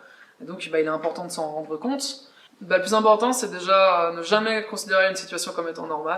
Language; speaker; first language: French; native; French